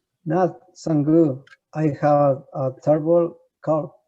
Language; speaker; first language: English; non-native, learner; Spanish